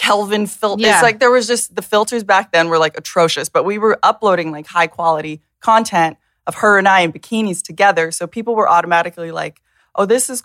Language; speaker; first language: English; native; English